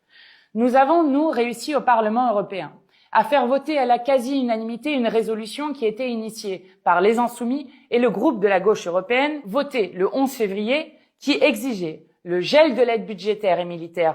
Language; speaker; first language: French; native; French